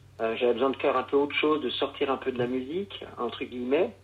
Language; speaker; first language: French; native; French